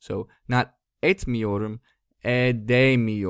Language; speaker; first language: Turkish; non-native, learner; English